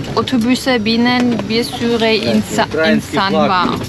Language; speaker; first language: Turkish; non-native, learner; German